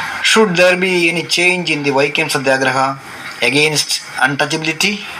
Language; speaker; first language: English; non-native, local second language; Malayalam